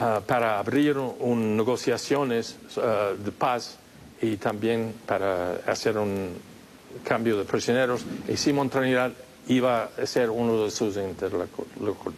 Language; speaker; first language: Spanish; non-native, fluent; English